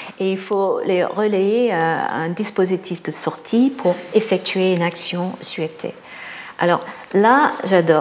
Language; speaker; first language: French; non-native, fluent; English